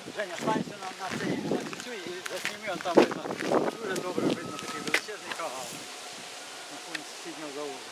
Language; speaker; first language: Ukrainian; native; Ukrainian